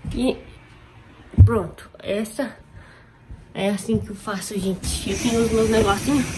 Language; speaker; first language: Portuguese; early bilingual, heritage; Portuguese